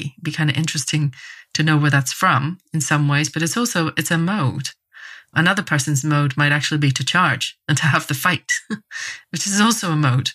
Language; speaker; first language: English; native; English